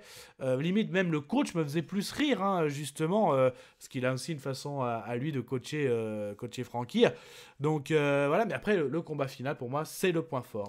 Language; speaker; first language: French; native; French